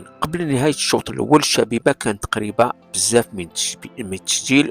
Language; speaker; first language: Arabic; non-native, local second language; Kabyle